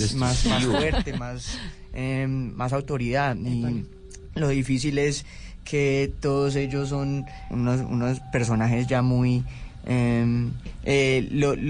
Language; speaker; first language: Spanish; early bilingual, heritage; Spanish